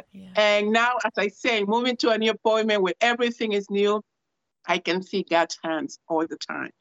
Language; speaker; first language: English; non-native, fluent; Spanish